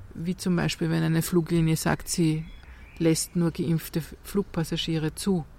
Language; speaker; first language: German; native; German